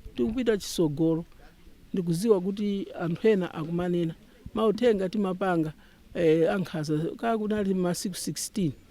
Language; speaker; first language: Nyanja; native; Nyanja